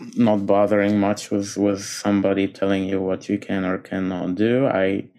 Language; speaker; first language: English; non-native, fluent; Arabic